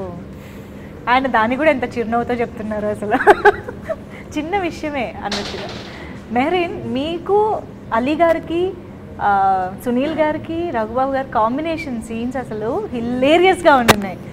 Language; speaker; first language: Telugu; native; Telugu